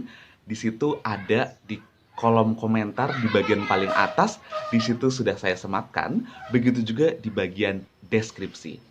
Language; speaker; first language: Indonesian; native; Indonesian